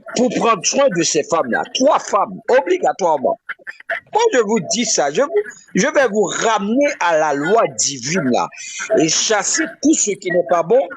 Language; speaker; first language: French; native; French